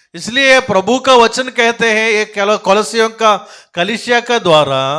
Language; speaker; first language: Hindi; non-native, local second language; Telugu